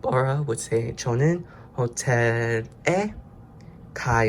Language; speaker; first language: Korean; non-native, learner; English